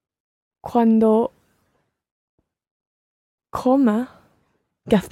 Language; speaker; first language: Spanish; non-native, learner; English